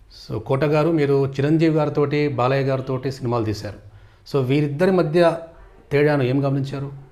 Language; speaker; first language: Telugu; native; Telugu